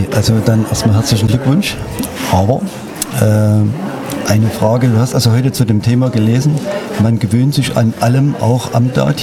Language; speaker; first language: German; native; German